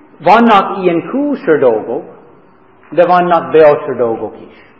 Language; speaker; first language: Hungarian; non-native, learner; English